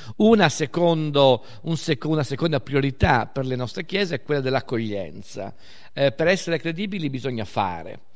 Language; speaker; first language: Italian; native; Italian